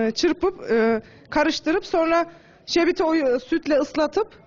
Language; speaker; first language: Turkish; native; Turkish